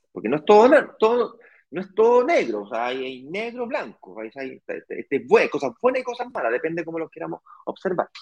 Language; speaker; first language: Spanish; native; Spanish